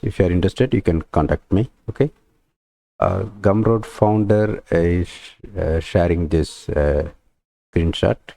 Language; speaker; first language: English; non-native, local second language; Tamil